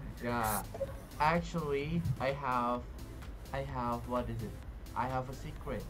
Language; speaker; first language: English; non-native, fluent; Indonesian